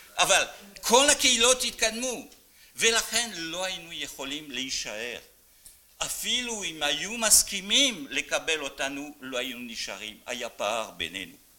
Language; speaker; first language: Hebrew; non-native, fluent; French